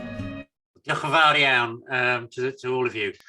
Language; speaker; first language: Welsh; non-native, fluent; English